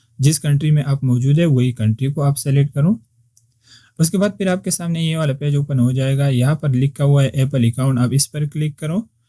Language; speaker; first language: Urdu; non-native, local second language; Pashto